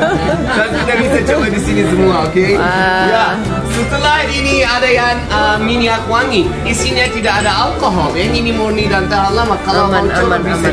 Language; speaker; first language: Indonesian; non-native, fluent; Turkish